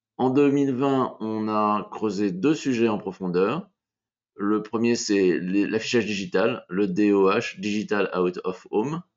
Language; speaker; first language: French; native; French